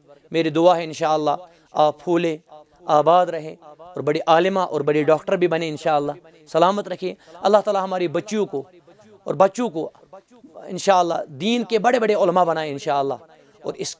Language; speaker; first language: Hindi; non-native, local second language; Kashmiri